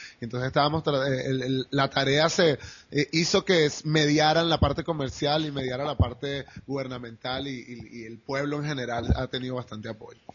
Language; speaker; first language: Spanish; native; Spanish